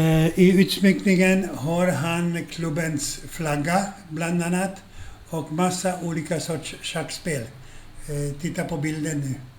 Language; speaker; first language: Swedish; non-native, fluent; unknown